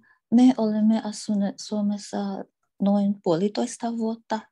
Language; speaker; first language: Finnish; non-native, learner; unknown